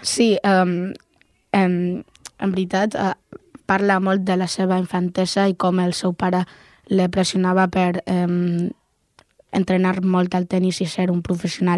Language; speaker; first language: Catalan; non-native, local second language; Spanish